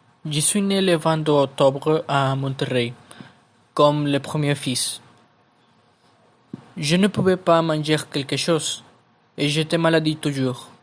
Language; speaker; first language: French; non-native, learner; Spanish